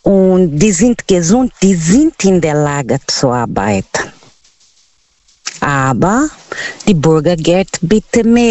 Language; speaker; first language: German; non-native, fluent; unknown